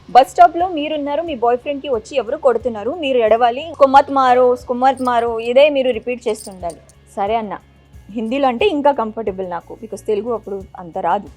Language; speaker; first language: Telugu; non-native, fluent; Marathi